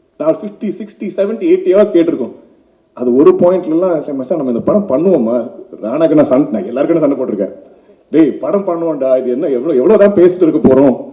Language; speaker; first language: Tamil; non-native, local second language; Malayalam